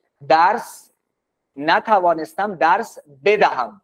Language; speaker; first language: Persian; non-native, fluent; Urdu